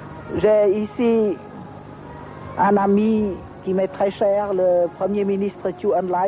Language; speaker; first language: French; non-native, local second language; Khmer